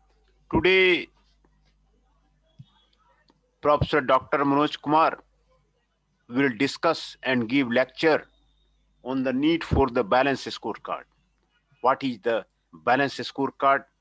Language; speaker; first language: English; non-native, local second language; Hindi